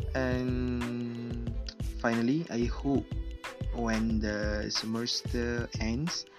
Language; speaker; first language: English; non-native, local second language; Malay